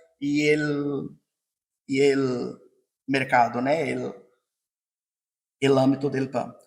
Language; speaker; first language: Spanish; non-native, fluent; Portuguese